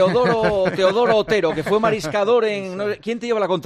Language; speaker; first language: Spanish; native; Spanish